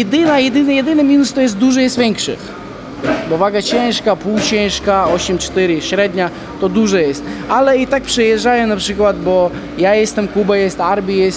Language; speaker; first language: Polish; non-native, fluent; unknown